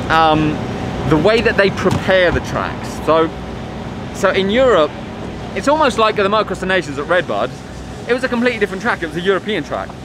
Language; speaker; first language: English; native; English